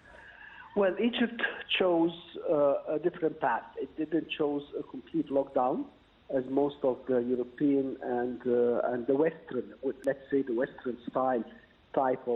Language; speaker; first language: English; non-native, fluent; Arabic